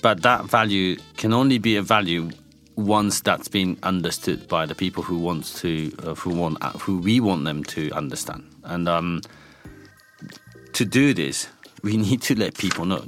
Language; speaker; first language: English; non-native, fluent; Japanese